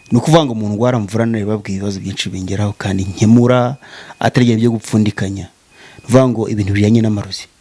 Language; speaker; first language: Kinyarwanda; early bilingual, heritage; Kinyarwanda